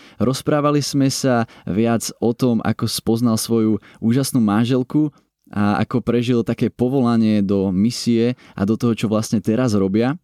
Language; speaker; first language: Slovak; native; Slovak